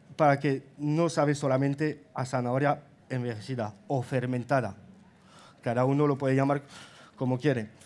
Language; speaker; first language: Spanish; non-native, fluent; French